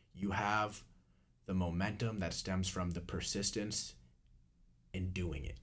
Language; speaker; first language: English; native; English